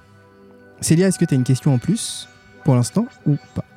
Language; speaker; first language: French; native; French